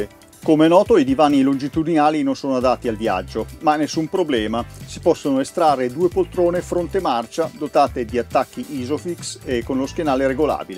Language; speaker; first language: Italian; native; Italian